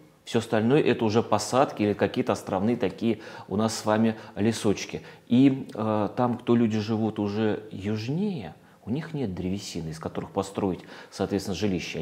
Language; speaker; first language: Russian; native; Russian